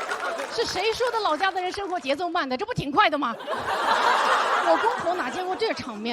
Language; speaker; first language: Chinese; native; Chinese